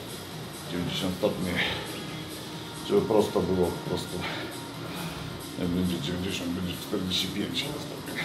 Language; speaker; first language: Polish; non-native, fluent; Lithuanian